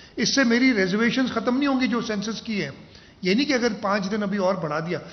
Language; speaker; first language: Urdu; non-native, local second language; Sindhi